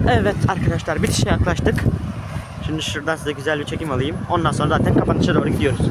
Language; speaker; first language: Turkish; native; Turkish